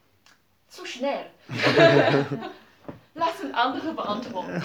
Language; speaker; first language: German; non-native, learner; Chinese